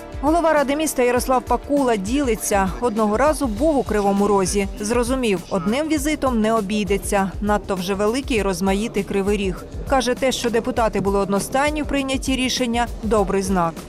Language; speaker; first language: Ukrainian; native; Ukrainian